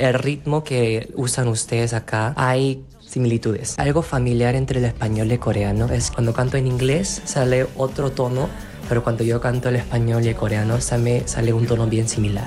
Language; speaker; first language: Spanish; non-native, fluent; Korean